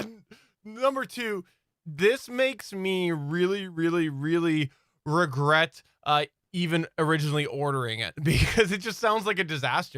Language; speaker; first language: English; native; English